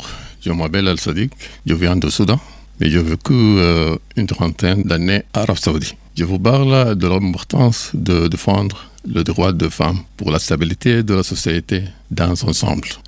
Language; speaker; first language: French; non-native, learner; Arabic